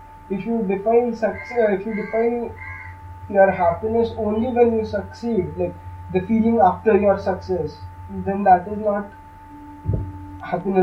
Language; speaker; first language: English; non-native, local second language; Marathi